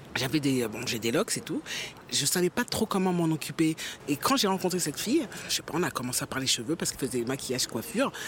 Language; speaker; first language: French; early bilingual, other home language; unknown